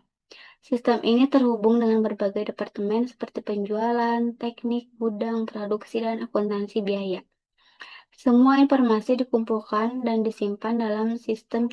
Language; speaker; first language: Indonesian; native; Indonesian